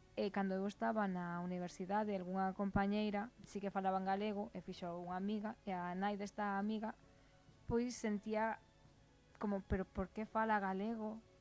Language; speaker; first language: Galician; non-native, local second language; Spanish